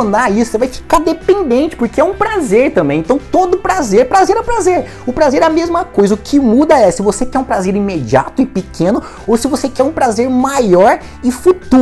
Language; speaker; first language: Portuguese; native; Portuguese